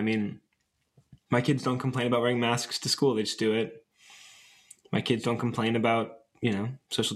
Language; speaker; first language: English; native; English